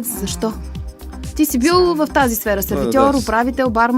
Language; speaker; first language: Bulgarian; native; Bulgarian